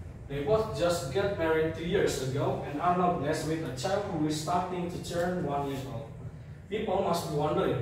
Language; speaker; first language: English; non-native, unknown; Indonesian